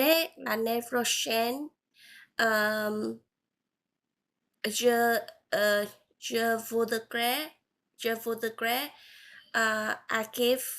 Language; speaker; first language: French; non-native, learner; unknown